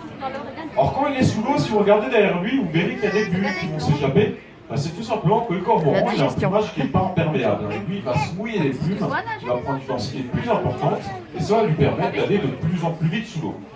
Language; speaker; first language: French; native; French